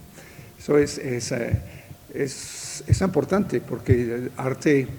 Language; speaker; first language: Spanish; non-native, fluent; French